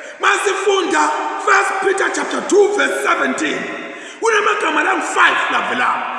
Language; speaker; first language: Zulu; non-native, local second language; Swati